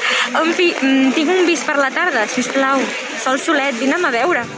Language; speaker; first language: Catalan; native; Catalan